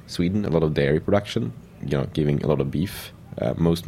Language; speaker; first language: English; non-native, fluent; Swedish